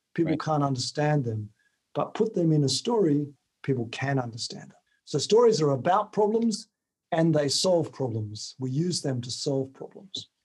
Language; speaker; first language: English; native; English